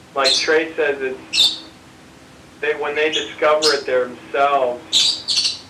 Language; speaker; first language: English; native; English